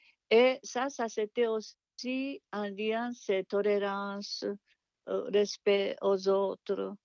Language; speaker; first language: French; non-native, fluent; Japanese